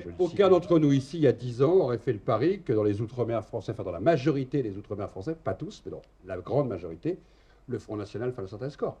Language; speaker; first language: French; native; French